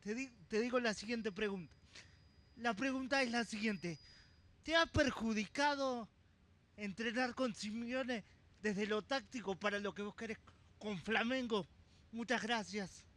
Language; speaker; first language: Spanish; native; Spanish